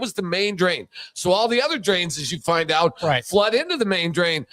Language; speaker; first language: English; native; English